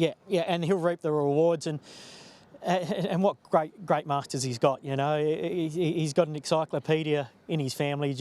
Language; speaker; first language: English; native; English